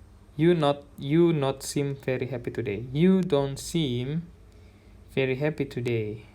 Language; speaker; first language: English; non-native, fluent; Indonesian